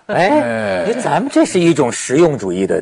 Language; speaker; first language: Chinese; native; Chinese